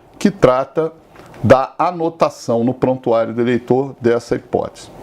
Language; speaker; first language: Portuguese; native; Portuguese